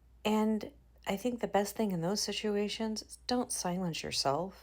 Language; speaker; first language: English; native; English